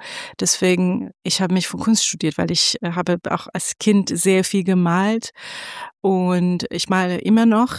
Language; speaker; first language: German; non-native, fluent; Persian